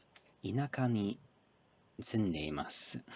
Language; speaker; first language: Japanese; non-native, learner; English